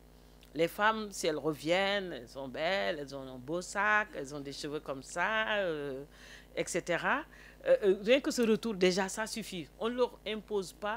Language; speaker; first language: French; non-native, local second language; Wolof